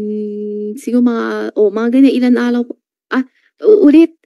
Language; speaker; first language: Filipino; non-native, learner; Chinese